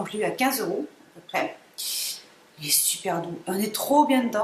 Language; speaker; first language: French; native; French